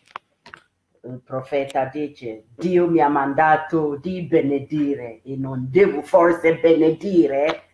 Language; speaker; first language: Italian; non-native, fluent; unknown